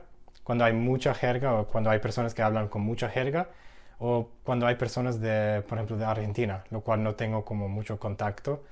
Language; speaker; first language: Spanish; non-native, fluent; English